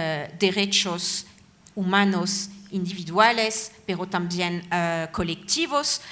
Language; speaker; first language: Spanish; non-native, fluent; French